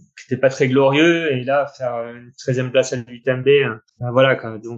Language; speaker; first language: French; native; French